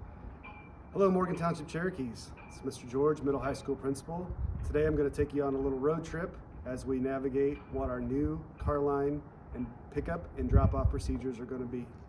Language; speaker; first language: English; native; English